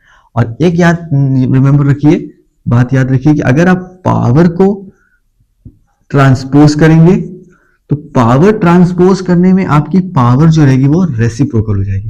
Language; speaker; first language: Hindi; native; Hindi